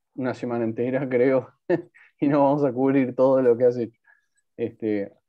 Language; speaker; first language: Spanish; native; Spanish